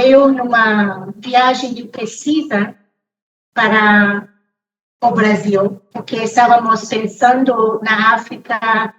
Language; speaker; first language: Portuguese; non-native, fluent; English